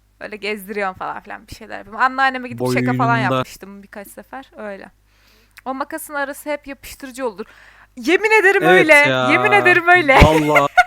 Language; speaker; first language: Turkish; native; Turkish